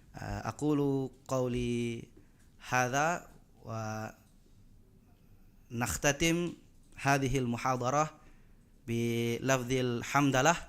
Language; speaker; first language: Arabic; non-native, local second language; Indonesian